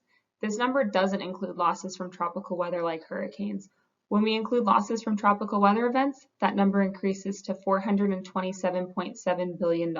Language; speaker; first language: English; native; English